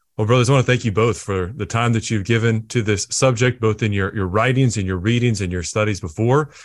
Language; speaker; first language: English; native; English